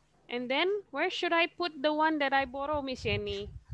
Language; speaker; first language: English; non-native, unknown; Indonesian